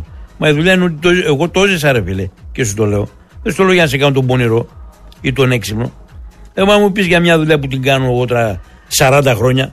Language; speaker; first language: Greek; native; Greek